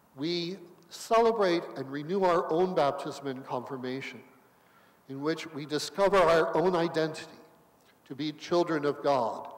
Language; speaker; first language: English; native; English